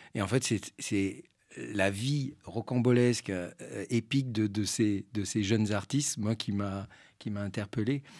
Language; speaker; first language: French; early bilingual, other home language; Spanish